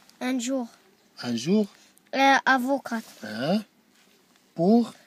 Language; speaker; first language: French; non-native, learner; Arabic